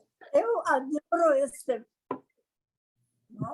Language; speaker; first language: Portuguese; non-native, learner; Persian